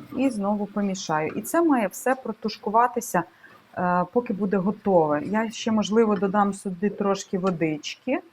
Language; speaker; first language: Ukrainian; non-native, local second language; Russian